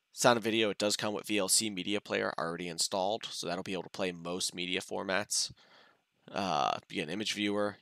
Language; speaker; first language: English; native; English